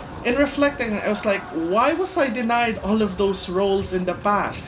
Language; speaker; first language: English; non-native, local second language; Bikol